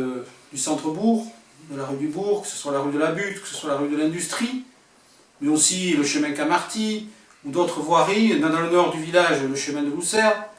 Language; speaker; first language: French; native; French